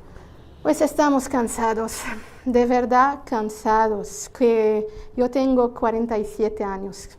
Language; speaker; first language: Spanish; non-native, fluent; Arabic